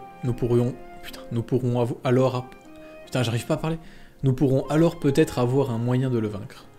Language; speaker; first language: French; native; French